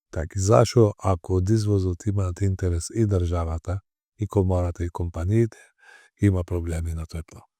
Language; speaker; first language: Macedonian; native; Macedonian